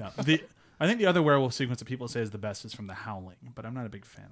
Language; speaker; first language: English; native; English